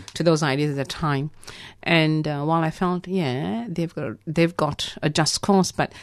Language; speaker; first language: English; non-native, local second language; Tamil